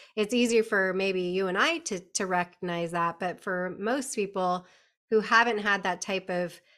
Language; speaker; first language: English; native; English